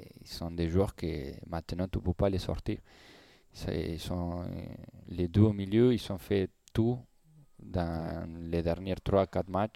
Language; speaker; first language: French; non-native, learner; Spanish